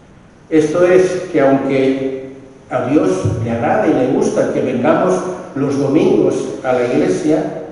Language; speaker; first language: Spanish; native; Spanish